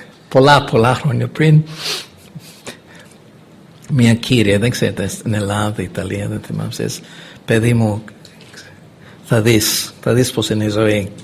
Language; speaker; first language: Greek; non-native, fluent; English